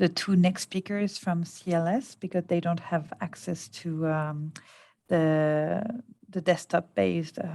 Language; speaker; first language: English; non-native, fluent; French